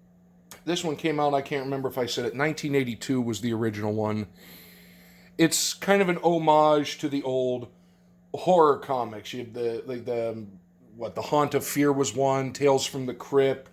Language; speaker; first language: English; native; English